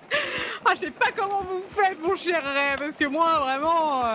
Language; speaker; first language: French; native; French